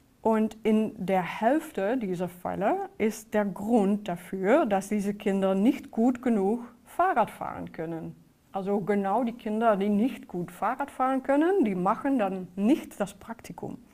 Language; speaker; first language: German; non-native, fluent; Dutch